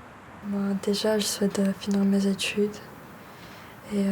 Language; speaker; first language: French; early bilingual, other home language; Georgian